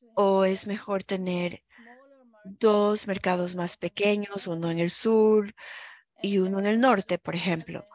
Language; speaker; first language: Spanish; non-native, fluent; German